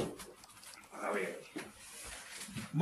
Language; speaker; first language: French; non-native, learner; Dutch